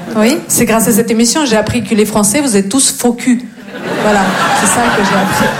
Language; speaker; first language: French; non-native, fluent; Russian